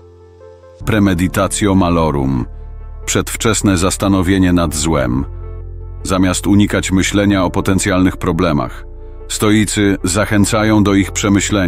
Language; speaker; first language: Polish; native; Polish